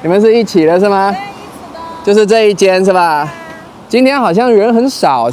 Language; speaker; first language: Chinese; early bilingual, heritage; Chinese